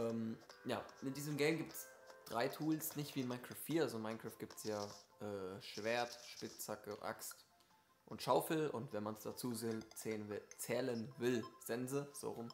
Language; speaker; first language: German; native; German